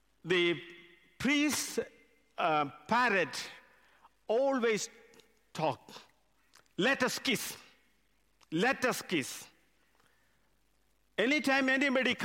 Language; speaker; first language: English; non-native, local second language; Malayalam